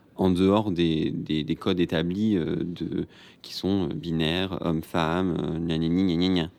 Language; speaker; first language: French; native; French